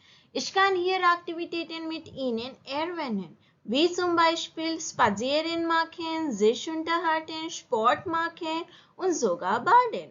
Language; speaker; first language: German; non-native, learner; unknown